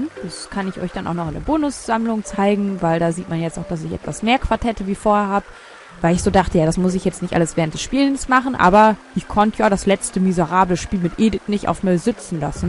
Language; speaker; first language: German; native; German